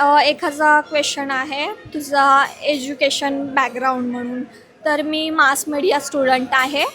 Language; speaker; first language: Marathi; non-native, local second language; Lambadi